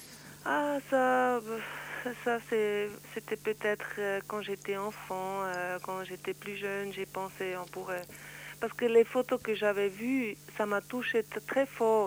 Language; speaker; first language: French; non-native, learner; Swiss German